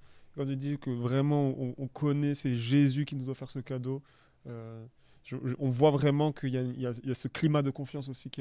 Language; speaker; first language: French; native; French